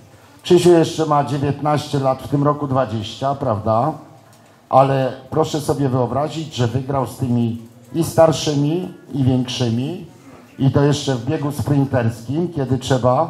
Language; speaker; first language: Polish; native; Polish